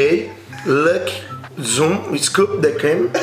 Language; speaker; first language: English; non-native, learner; Portuguese